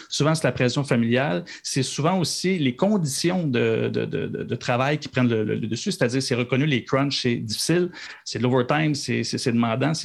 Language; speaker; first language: French; native; French